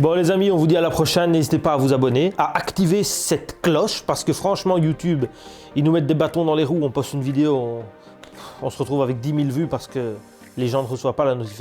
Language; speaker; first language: French; native; French